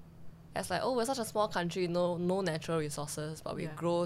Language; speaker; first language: English; early bilingual, other home language; Chinese